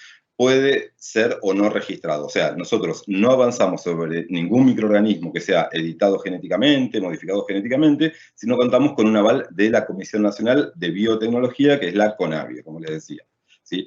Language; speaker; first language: Spanish; native; Spanish